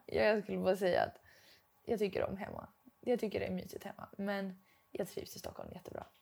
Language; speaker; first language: Swedish; native; Swedish